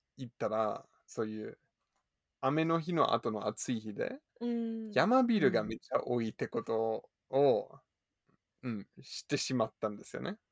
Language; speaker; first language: Japanese; non-native, fluent; German